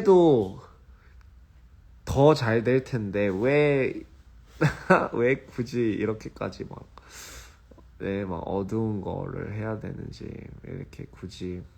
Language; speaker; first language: Korean; early bilingual, heritage; English